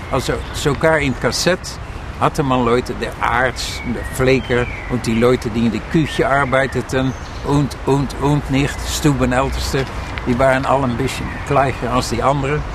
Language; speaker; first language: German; non-native, learner; Dutch